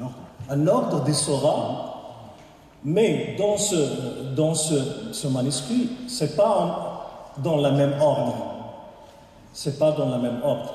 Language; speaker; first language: French; non-native, local second language; Arabic